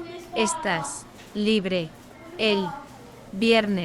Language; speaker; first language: Spanish; non-native, learner; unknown